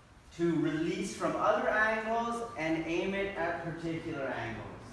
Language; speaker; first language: English; native; English